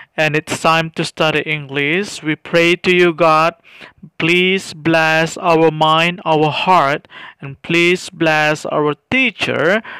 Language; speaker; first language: English; non-native, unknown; Indonesian